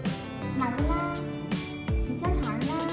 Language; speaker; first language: Chinese; native; Chinese